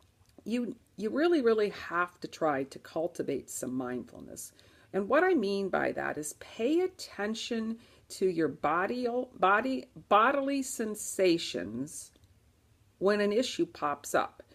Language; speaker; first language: English; native; English